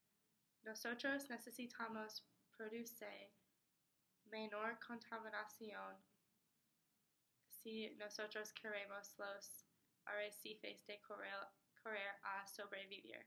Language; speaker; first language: Spanish; non-native, learner; English